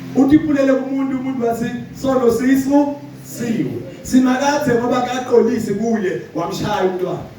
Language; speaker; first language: Zulu; non-native, local second language; Swati